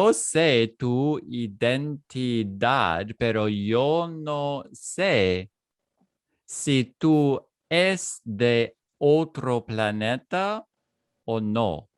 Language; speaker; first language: Spanish; non-native, fluent; English